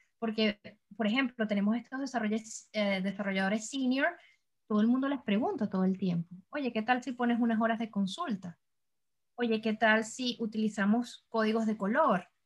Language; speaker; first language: Spanish; native; Spanish